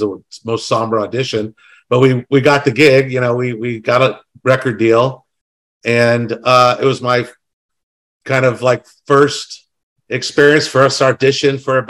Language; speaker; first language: English; native; English